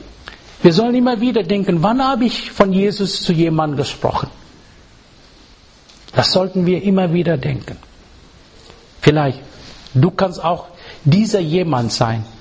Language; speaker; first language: German; non-native, fluent; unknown